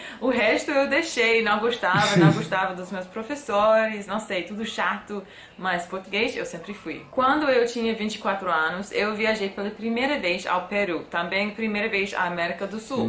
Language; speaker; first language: Portuguese; non-native, fluent; English